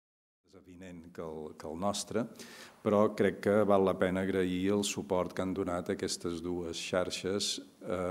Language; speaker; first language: Catalan; native; Catalan